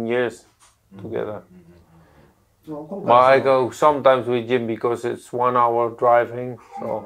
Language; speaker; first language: English; non-native, learner; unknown